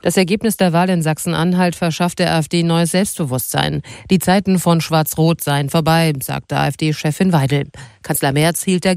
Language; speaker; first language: German; native; German